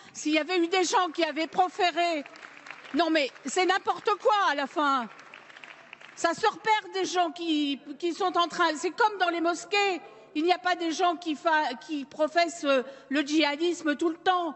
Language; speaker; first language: French; native; French